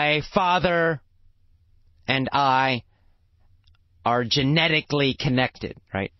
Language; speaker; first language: English; native; English